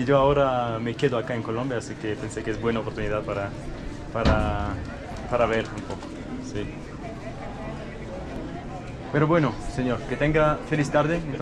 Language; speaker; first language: Spanish; non-native, fluent; Russian